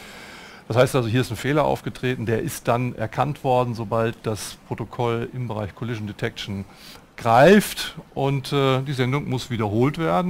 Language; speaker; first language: German; native; German